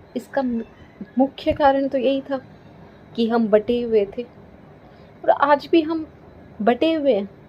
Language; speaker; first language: Hindi; native; Hindi